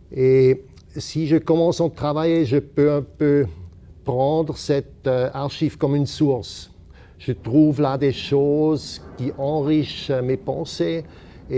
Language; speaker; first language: French; non-native, local second language; German